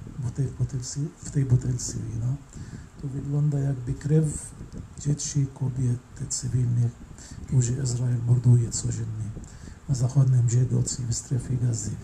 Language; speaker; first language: Polish; non-native, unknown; Arabic